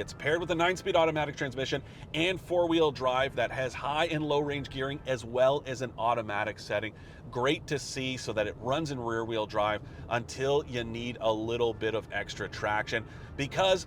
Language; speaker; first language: English; native; English